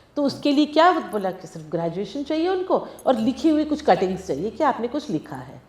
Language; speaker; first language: Hindi; non-native, local second language; Tamil